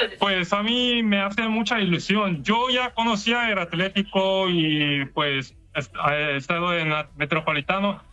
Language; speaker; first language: Spanish; non-native, learner; Korean